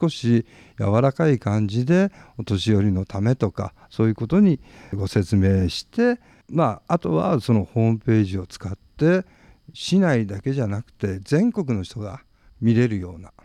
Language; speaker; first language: Japanese; native; Japanese